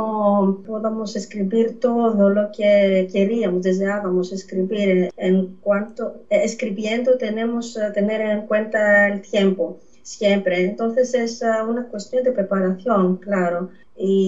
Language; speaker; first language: Spanish; non-native, fluent; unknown